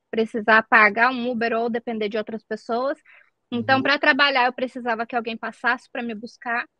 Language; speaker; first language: Portuguese; native; Portuguese